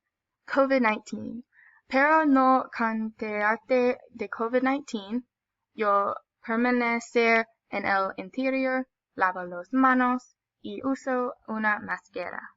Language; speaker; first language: Spanish; non-native, learner; English